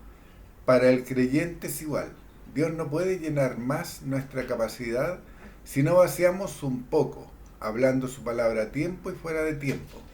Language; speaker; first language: Spanish; native; Spanish